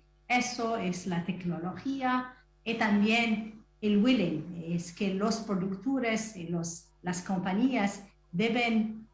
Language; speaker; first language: Spanish; non-native, learner; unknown